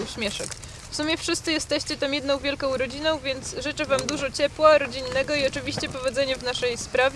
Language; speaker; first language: Polish; native; Polish